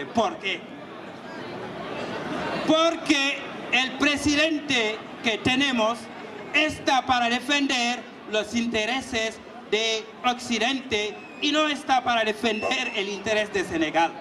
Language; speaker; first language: Spanish; non-native, fluent; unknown